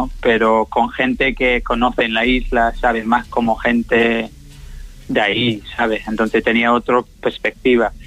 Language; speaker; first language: Spanish; non-native, learner; English